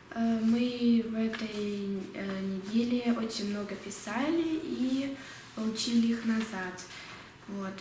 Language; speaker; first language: Russian; early bilingual, heritage; Russian